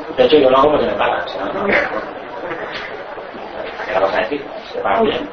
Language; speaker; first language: Spanish; native; Spanish